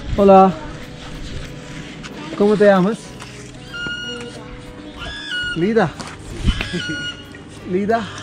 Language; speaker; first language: Spanish; non-native, learner; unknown